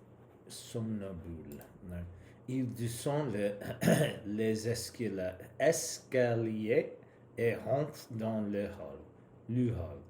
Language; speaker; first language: French; non-native, learner; English